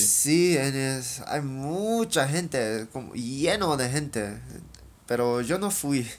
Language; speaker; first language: Spanish; non-native, learner; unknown